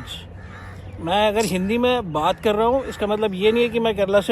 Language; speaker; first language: Hindi; non-native, local second language; Malayalam